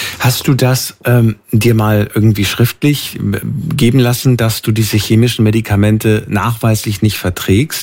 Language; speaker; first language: German; native; German